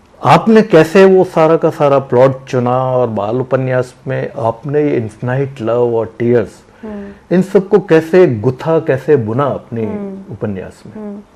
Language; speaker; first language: Hindi; native; Hindi